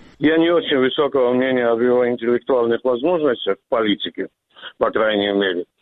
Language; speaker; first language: Russian; non-native, local second language; Georgian